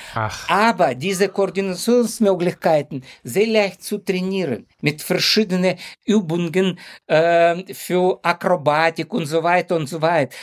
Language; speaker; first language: German; non-native, learner; Ukrainian